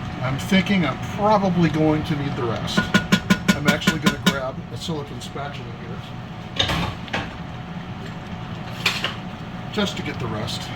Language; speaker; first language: English; native; English